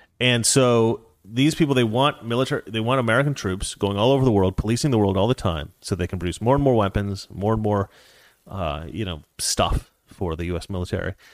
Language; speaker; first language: English; native; English